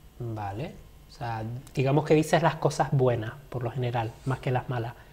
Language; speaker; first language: Spanish; native; Spanish